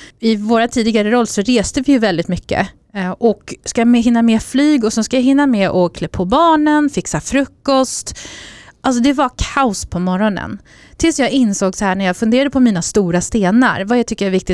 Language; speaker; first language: Swedish; native; Swedish